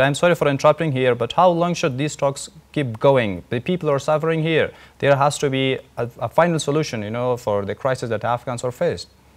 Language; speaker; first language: English; non-native, fluent; Persian